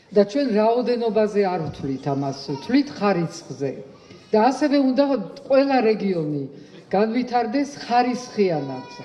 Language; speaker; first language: Georgian; early bilingual, heritage; Georgian